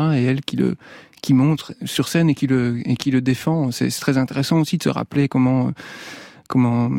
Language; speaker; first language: French; native; French